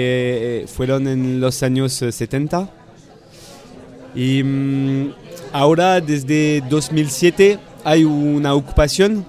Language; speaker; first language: Spanish; non-native, fluent; French